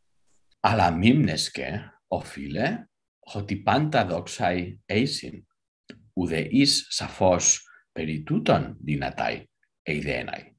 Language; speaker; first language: Greek; non-native, fluent; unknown